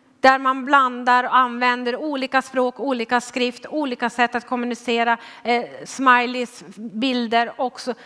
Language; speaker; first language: Swedish; native; Swedish